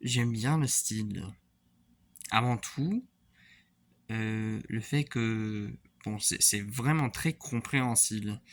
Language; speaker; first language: French; non-native, fluent; English